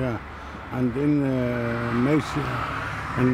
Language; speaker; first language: Dutch; non-native, learner; Arabic